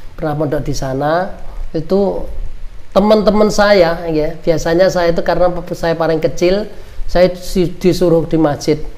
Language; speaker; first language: Indonesian; non-native, local second language; Javanese